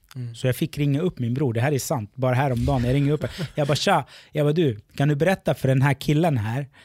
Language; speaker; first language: Swedish; early bilingual, other home language; Arabic